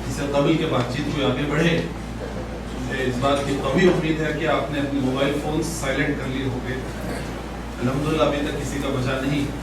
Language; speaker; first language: Urdu; native; Urdu